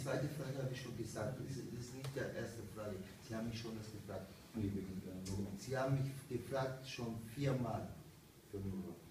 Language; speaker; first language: German; non-native, fluent; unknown